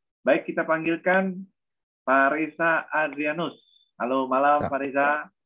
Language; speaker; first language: Indonesian; native; Indonesian